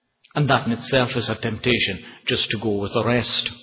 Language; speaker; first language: English; native; English